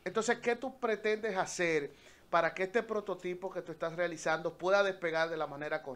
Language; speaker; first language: Spanish; native; Spanish